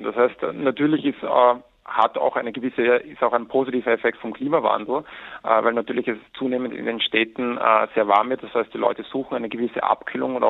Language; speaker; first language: German; native; German